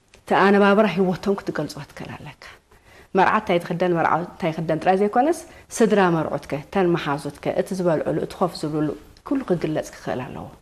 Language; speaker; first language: Tigrinya; native; Tigrinya